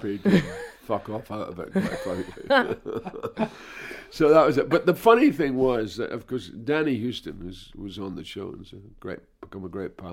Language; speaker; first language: English; native; English